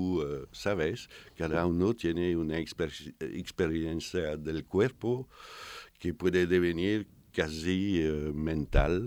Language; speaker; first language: Spanish; non-native, fluent; French